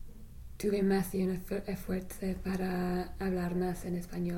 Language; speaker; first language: Spanish; non-native, learner; English